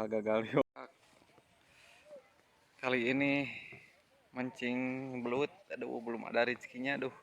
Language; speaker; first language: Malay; non-native, local second language; Sundanese